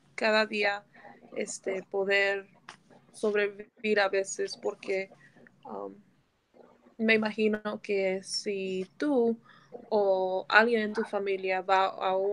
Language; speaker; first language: Spanish; early bilingual, heritage; Spanish